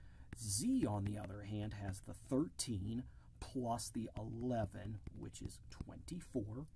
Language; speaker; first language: English; native; English